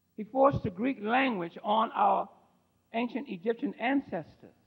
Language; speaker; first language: English; native; English